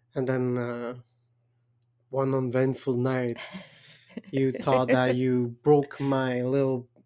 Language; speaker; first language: English; non-native, fluent; French